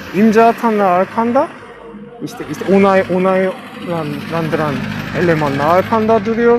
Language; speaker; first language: Turkish; non-native, learner; Korean